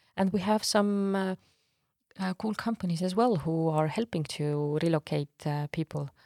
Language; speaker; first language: English; non-native, fluent; Estonian